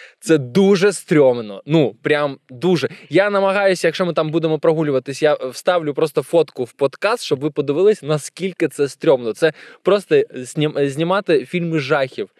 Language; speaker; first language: Ukrainian; non-native, local second language; Russian